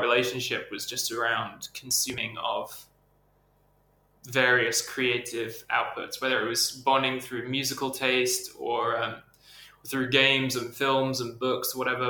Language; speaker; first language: English; native; English